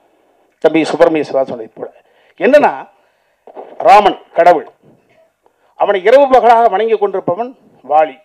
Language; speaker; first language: Tamil; native; Tamil